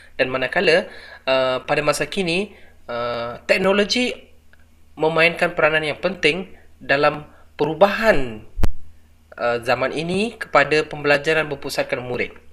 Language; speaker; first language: Malay; non-native, local second language; Tamil